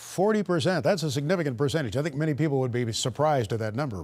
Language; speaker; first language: English; native; English